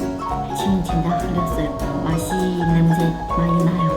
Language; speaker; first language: Korean; non-native, learner; Chinese